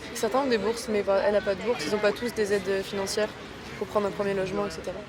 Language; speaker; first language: French; native; French